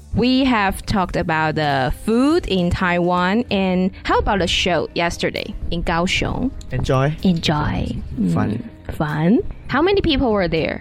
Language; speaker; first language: English; non-native, fluent; Chinese